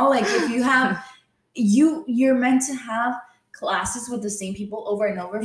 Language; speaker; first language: English; non-native, fluent; Spanish